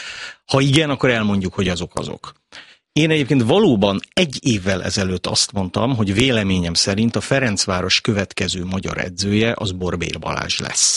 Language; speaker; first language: Hungarian; native; Hungarian